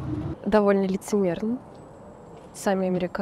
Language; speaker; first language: Russian; native; Russian